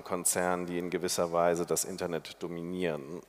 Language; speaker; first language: German; native; German